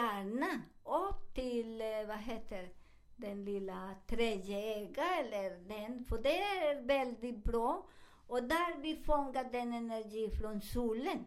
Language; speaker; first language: Swedish; non-native, fluent; Spanish